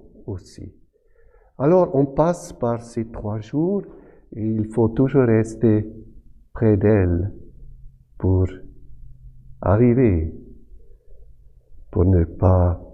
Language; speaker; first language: French; non-native, fluent; German